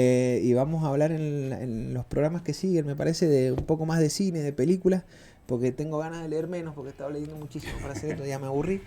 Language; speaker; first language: Spanish; native; Spanish